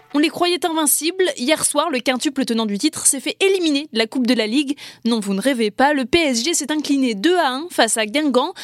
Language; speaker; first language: French; native; French